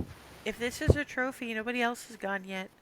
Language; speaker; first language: English; native; English